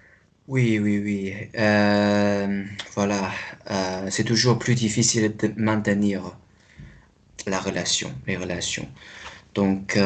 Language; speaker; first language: French; non-native, fluent; Chinese